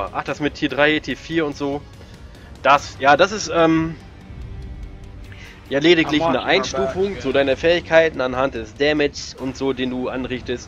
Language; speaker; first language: German; native; German